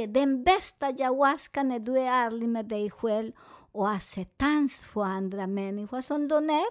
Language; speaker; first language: Swedish; non-native, learner; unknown